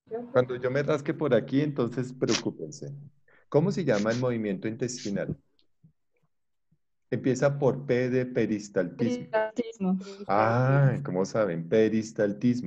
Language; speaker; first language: Spanish; native; Spanish